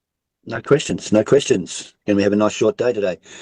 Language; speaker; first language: English; native; English